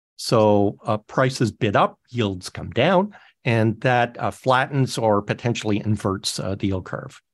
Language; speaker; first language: English; native; English